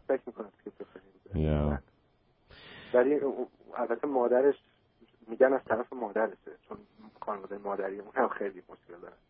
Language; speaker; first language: Persian; early bilingual, heritage; Persian